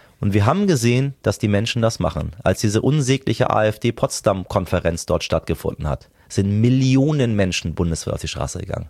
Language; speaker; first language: German; early bilingual, other home language; Persian